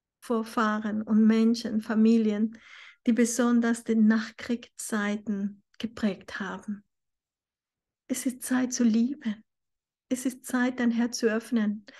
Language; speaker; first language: German; non-native, fluent; Spanish